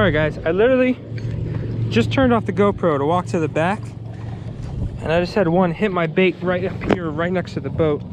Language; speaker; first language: English; native; English